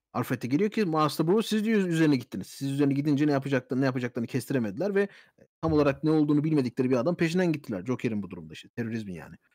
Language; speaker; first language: Turkish; early bilingual, heritage; Turkish